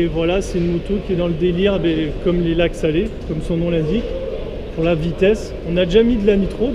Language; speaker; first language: French; native; French